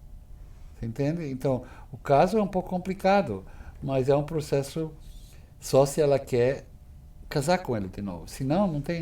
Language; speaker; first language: Portuguese; non-native, fluent; English